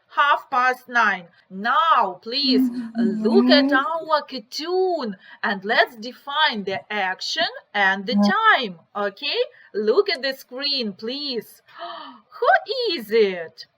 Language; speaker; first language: English; non-native, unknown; Ukrainian